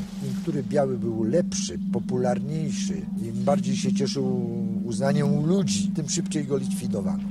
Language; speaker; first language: Polish; native; Polish